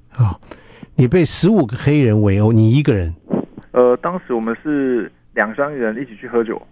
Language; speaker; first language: Chinese; native; Chinese